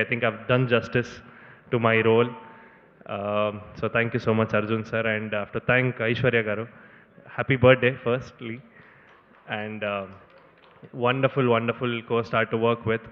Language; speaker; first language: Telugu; non-native, learner; Kannada